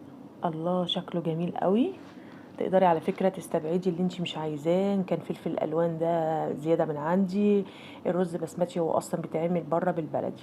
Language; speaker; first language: Arabic; native; Arabic